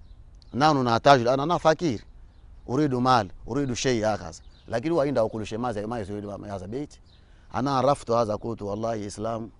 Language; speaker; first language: Arabic; non-native, learner; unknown